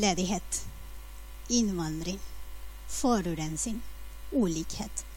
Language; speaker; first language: Norwegian; non-native, fluent; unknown